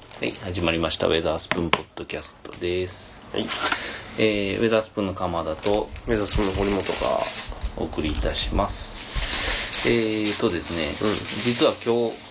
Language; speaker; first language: Japanese; native; Japanese